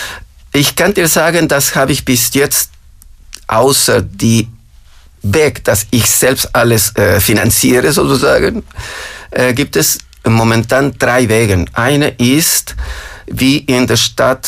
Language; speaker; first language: German; non-native, fluent; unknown